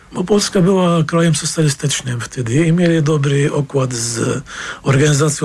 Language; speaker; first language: Polish; non-native, fluent; Arabic